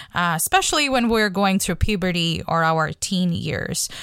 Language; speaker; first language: English; non-native, local second language; Bangla